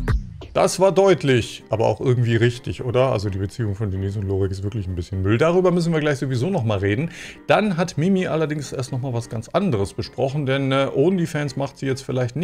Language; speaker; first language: German; native; German